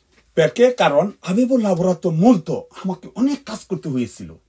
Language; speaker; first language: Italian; non-native, fluent; Bangla